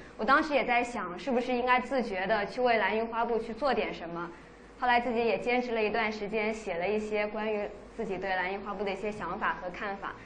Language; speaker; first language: Chinese; native; Chinese